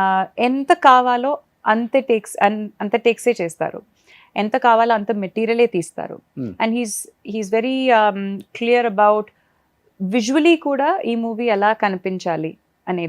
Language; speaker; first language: Telugu; non-native, learner; Malayalam